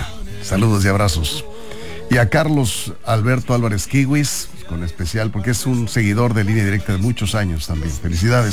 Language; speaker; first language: Spanish; native; Spanish